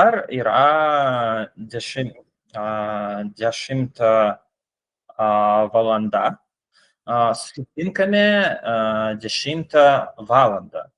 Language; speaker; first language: Lithuanian; non-native, learner; English